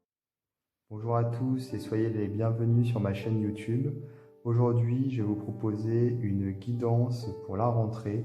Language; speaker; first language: French; native; French